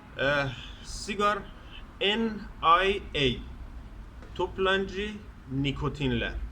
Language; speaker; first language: Turkish; non-native, learner; Persian